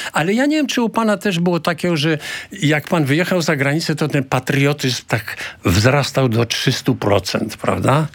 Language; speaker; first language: Polish; native; Polish